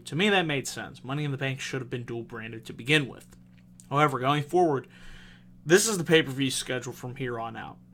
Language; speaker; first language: English; native; English